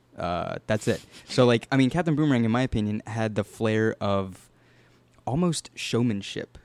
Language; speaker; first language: English; native; English